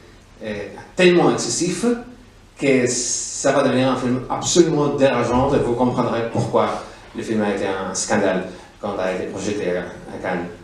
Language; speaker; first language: French; non-native, fluent; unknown